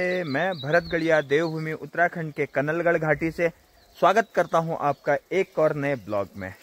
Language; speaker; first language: Hindi; native; Hindi